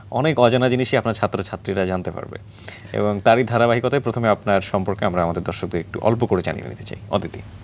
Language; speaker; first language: Bangla; native; Bangla